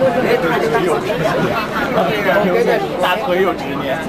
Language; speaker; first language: Chinese; native; Chinese